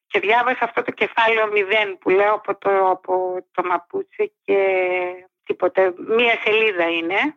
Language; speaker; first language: Greek; native; Greek